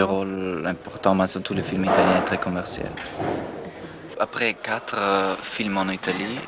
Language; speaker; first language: French; non-native, fluent; German